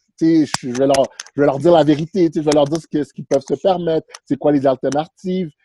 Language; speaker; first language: French; early bilingual, other home language; Haitian Creole